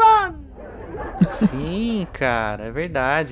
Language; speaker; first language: Portuguese; native; Portuguese